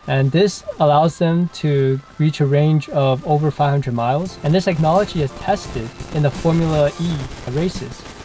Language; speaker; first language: English; early bilingual, other home language; Chinese